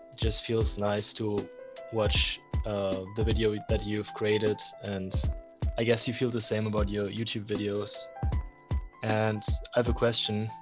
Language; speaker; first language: English; non-native, fluent; German